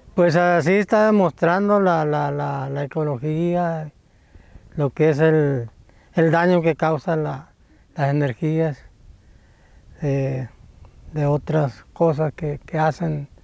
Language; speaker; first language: Spanish; native; Spanish